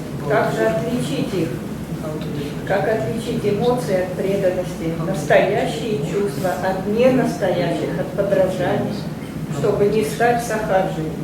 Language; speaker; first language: Russian; native; Russian